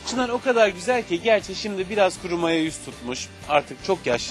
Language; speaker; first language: Turkish; native; Turkish